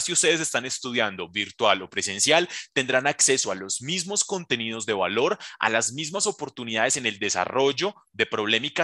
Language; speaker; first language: Spanish; native; Spanish